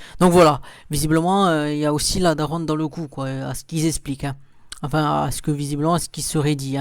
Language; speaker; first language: French; native; French